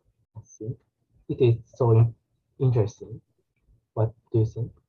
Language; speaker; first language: English; non-native, learner; Japanese